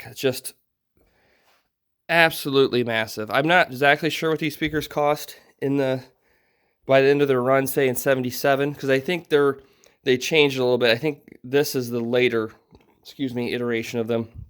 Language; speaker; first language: English; native; English